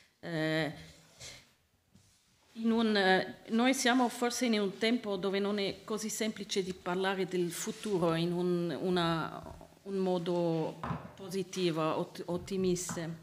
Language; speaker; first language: Italian; non-native, learner; Swiss German